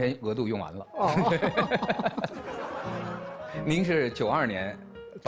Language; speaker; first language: Chinese; native; Chinese